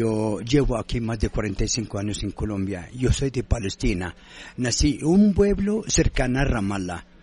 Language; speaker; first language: Spanish; non-native, fluent; Arabic